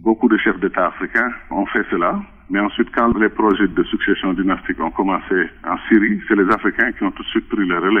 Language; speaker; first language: French; non-native, local second language; Wolof